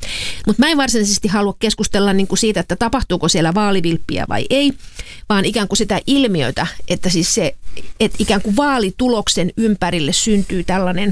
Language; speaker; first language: Finnish; native; Finnish